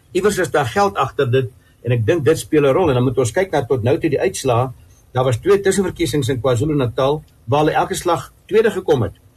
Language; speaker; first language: Afrikaans; native; Afrikaans